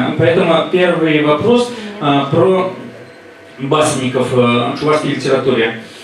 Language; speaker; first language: Russian; non-native, local second language; Chuvash